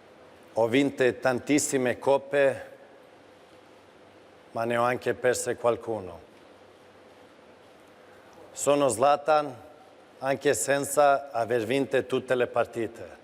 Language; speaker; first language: Italian; non-native, fluent; Swedish